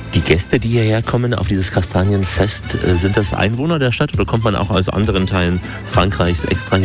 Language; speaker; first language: German; native; German